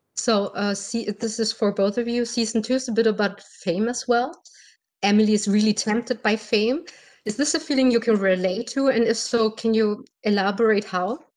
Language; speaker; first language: English; non-native, fluent; German